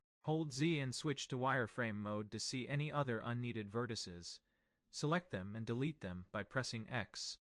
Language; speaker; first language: English; non-native, fluent; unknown